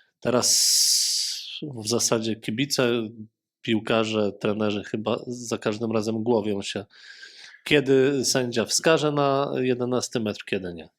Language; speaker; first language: Polish; native; Polish